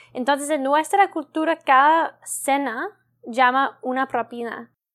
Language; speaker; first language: Spanish; non-native, learner; English